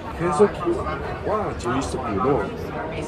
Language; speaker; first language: Japanese; non-native, learner; Chinese